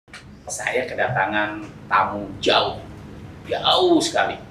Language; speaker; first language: Indonesian; native; Indonesian